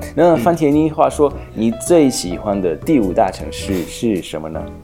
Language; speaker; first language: Chinese; non-native, fluent; Hungarian